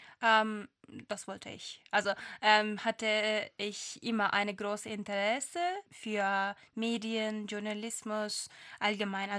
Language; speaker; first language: German; non-native, fluent; Turkish